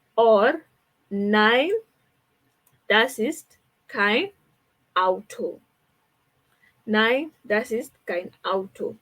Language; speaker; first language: German; non-native, fluent; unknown